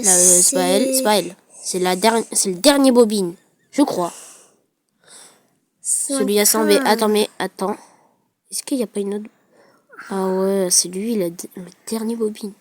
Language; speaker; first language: French; native; French